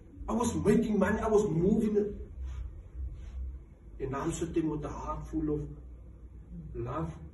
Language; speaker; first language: English; non-native, local second language; Afrikaans